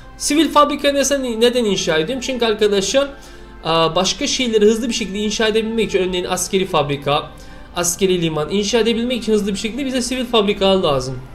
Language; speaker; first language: Turkish; early bilingual, heritage; Turkish